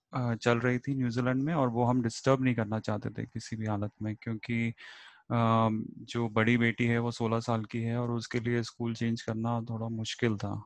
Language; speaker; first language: Hindi; native; Hindi